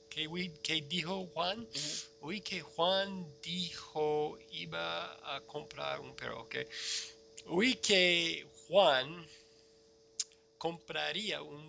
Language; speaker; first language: Spanish; non-native, learner; English